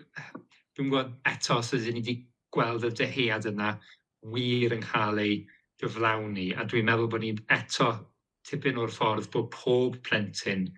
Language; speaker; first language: Welsh; native; Welsh